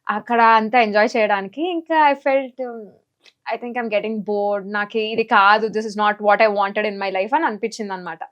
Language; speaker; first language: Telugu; native; Telugu